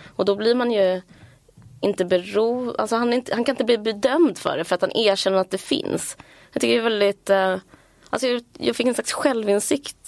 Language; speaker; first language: Swedish; native; Swedish